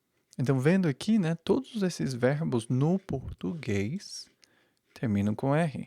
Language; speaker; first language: Portuguese; non-native, fluent; English